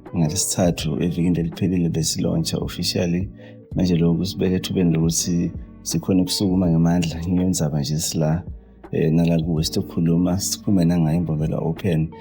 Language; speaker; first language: Zulu; non-native, local second language; Swati